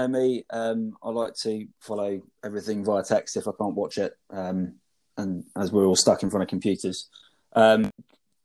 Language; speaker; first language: English; native; English